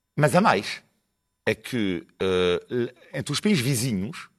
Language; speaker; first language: Portuguese; non-native, fluent; French